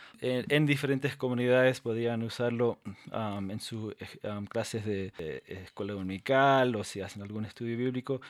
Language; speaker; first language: Spanish; non-native, fluent; English